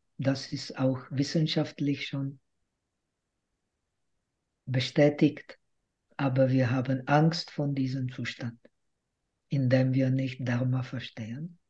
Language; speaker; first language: German; non-native, fluent; Czech